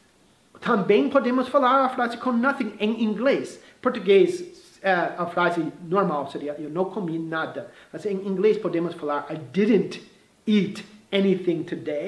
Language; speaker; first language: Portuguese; non-native, fluent; English